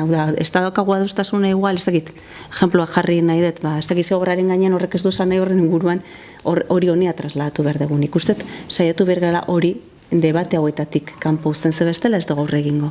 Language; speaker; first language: Basque; native; Basque